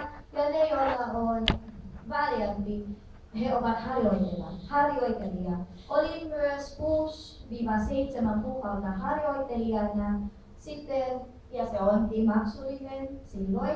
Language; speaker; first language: Finnish; non-native, learner; Filipino